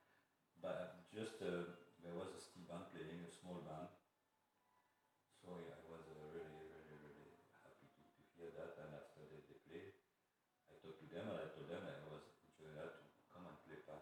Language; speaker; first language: English; non-native, fluent; Arabic